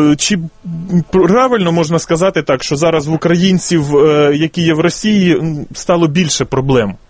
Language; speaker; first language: Ukrainian; native; Ukrainian